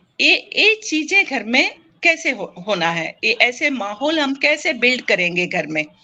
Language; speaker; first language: Hindi; non-native, local second language; Kannada